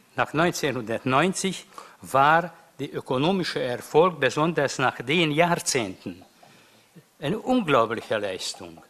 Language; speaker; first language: German; non-native, fluent; Hungarian